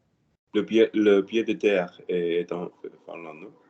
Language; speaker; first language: French; non-native, learner; Spanish